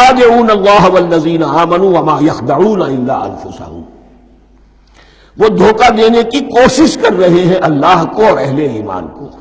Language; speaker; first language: Urdu; native; Urdu